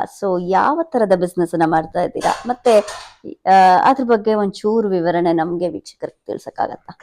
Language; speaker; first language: Kannada; native; Kannada